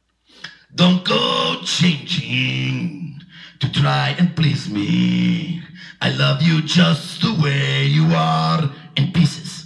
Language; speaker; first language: English; native; English